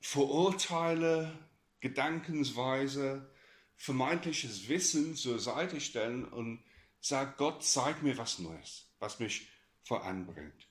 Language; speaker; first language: German; non-native, fluent; English